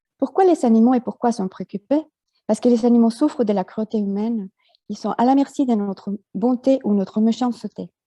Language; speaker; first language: French; non-native, fluent; Spanish